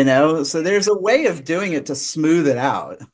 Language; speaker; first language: English; native; English